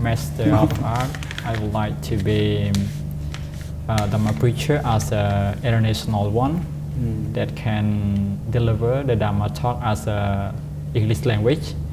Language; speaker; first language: English; non-native, fluent; Khmer